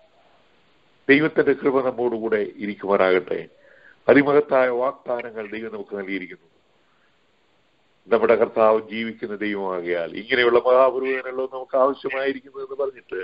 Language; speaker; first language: Malayalam; native; Malayalam